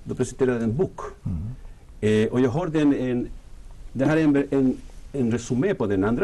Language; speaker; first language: Swedish; non-native, fluent; Spanish